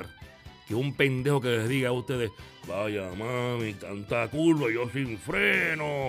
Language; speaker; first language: Spanish; native; Spanish